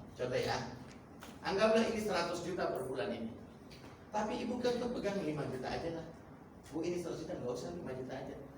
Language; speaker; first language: Indonesian; native; Indonesian